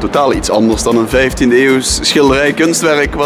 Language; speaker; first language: Dutch; native; Dutch